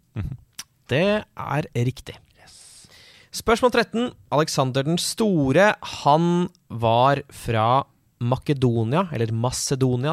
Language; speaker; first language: Norwegian; native; Norwegian